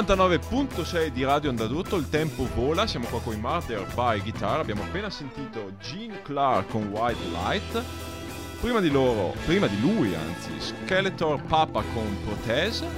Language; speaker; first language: Italian; native; Italian